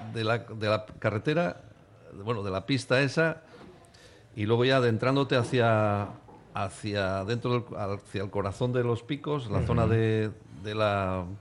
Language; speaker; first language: Spanish; native; Spanish